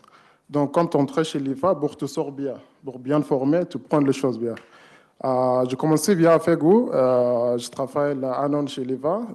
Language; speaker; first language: French; non-native, learner; Arabic